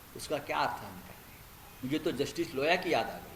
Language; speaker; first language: Hindi; non-native, local second language; Marathi